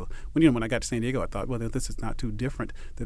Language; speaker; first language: English; native; English